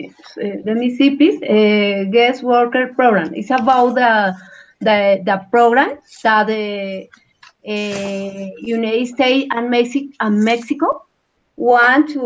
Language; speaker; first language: English; non-native, learner; Spanish